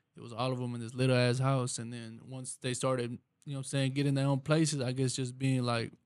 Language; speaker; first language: English; early bilingual, other home language; Spanish